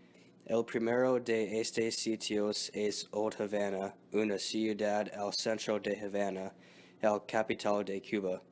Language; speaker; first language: Spanish; non-native, learner; English